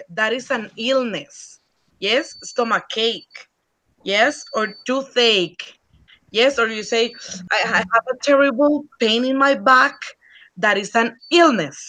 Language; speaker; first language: English; non-native, fluent; Spanish